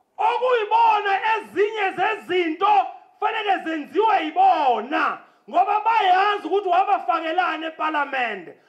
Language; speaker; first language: Zulu; non-native, local second language; Xhosa